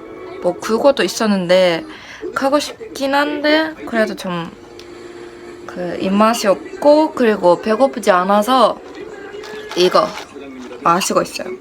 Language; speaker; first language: Korean; non-native, fluent; Japanese